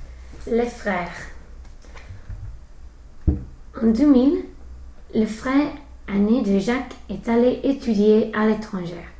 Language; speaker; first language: French; non-native, learner; English